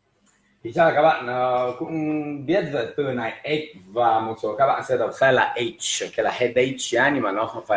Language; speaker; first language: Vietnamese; non-native, fluent; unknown